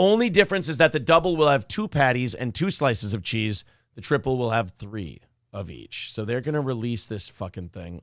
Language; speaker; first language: English; native; English